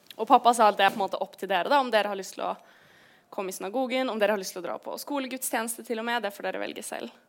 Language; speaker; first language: Norwegian; native; Norwegian